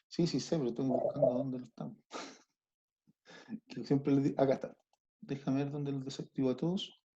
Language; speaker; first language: Spanish; native; Spanish